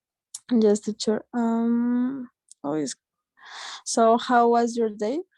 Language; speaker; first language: English; non-native, learner; Spanish